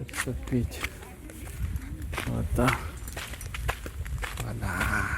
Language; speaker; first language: Russian; native; Russian